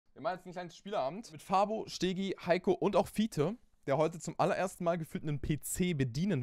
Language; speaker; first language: German; native; German